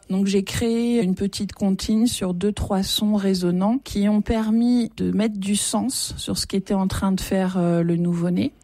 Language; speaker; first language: French; native; French